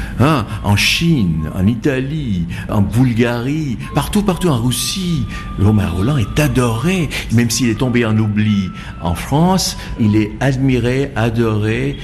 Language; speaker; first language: French; non-native, fluent; Bangla